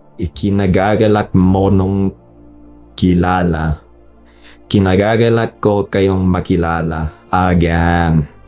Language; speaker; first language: Filipino; non-native, learner; English